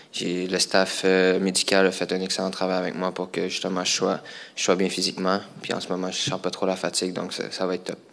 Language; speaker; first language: French; native; French